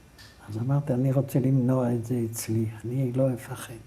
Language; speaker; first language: Hebrew; non-native, fluent; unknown